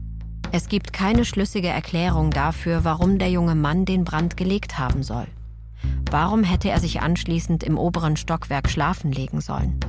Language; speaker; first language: German; native; German